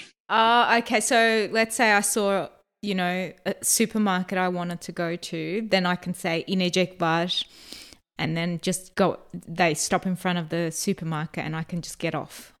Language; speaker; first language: English; native; English